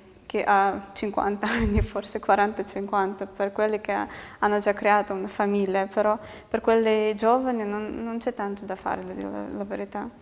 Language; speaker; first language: Italian; non-native, fluent; Russian